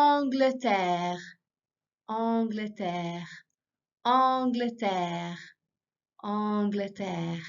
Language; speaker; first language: French; non-native, fluent; English